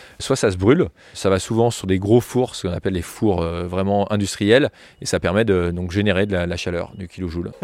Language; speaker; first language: French; native; French